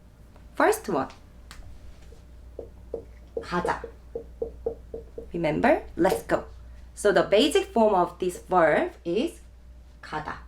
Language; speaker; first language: English; non-native, fluent; Korean